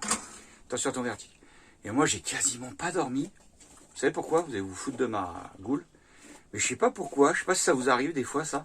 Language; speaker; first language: French; native; French